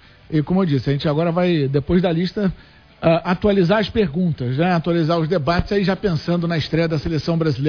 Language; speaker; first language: Portuguese; native; Portuguese